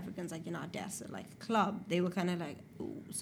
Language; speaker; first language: English; native; English